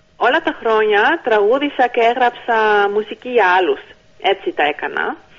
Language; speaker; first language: Greek; early bilingual, heritage; Greek